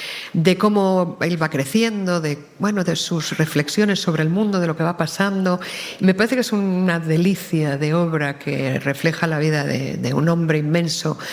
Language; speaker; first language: Spanish; native; Spanish